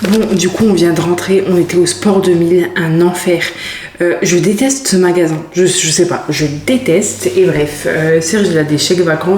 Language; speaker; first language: French; native; French